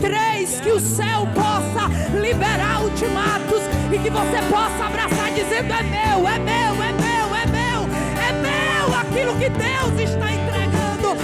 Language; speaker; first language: Portuguese; native; Portuguese